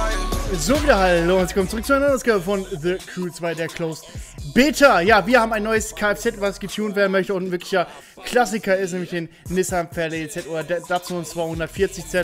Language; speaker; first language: German; native; German